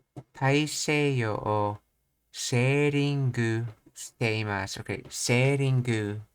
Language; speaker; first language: Japanese; non-native, learner; English